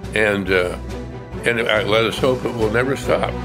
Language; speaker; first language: English; native; English